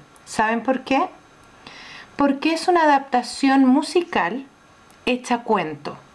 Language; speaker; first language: Spanish; native; Spanish